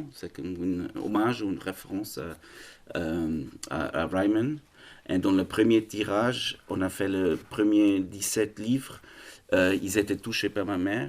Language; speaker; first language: French; non-native, learner; German